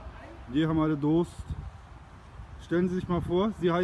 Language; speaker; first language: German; non-native, fluent; Urdu